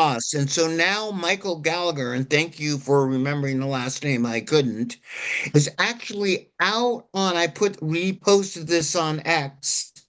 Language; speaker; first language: English; native; English